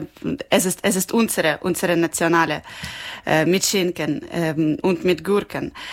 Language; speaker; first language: German; non-native, learner; Ukrainian